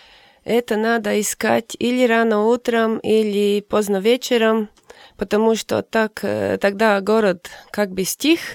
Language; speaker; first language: Russian; non-native, fluent; Latvian